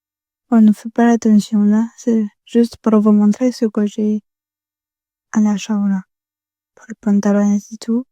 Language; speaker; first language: French; non-native, learner; Spanish